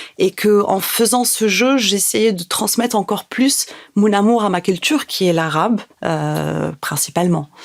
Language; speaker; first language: French; non-native, local second language; Arabic